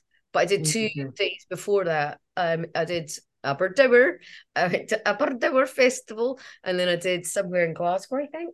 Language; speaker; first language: English; native; English